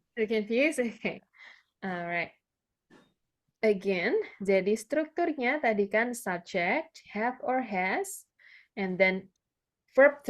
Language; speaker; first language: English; non-native, fluent; Indonesian